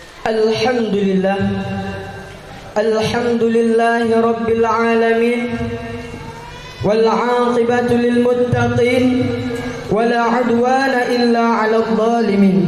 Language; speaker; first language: Arabic; non-native, learner; Indonesian